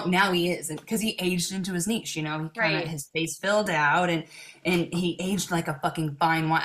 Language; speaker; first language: English; native; English